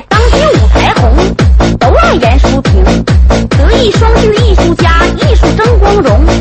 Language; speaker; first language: Chinese; native; Chinese